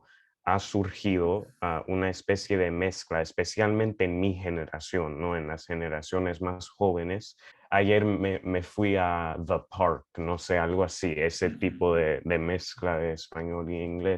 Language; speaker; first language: Spanish; early bilingual, heritage; Spanish